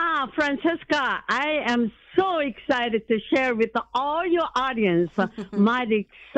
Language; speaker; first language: English; non-native, learner; Korean